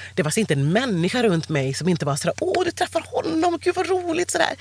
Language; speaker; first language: Swedish; native; Swedish